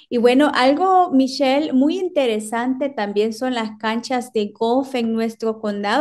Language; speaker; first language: Spanish; native; Spanish